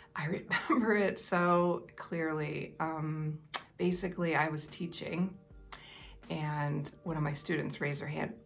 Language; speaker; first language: English; native; English